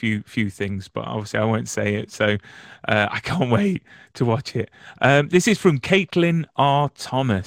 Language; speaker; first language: English; native; English